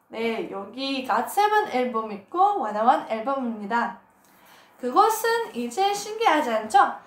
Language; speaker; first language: Korean; non-native, fluent; Russian